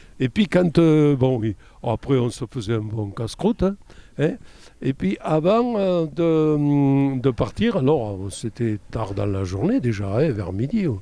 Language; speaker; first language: French; native; French